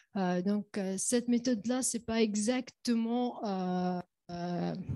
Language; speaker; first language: French; non-native, local second language; Arabic